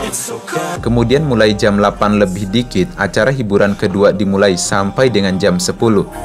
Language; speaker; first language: Indonesian; native; Indonesian